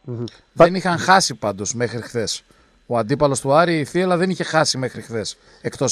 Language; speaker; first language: Greek; native; Greek